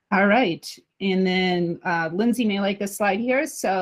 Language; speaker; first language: English; native; English